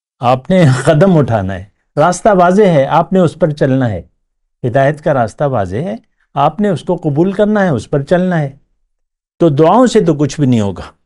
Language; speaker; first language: Urdu; non-native, local second language; Pashto